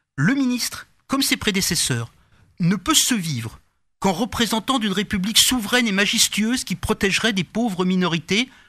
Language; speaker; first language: French; native; French